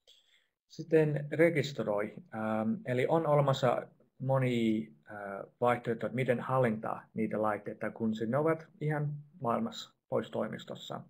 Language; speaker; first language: Finnish; non-native, fluent; English